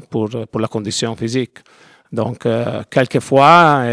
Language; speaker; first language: French; non-native, learner; Italian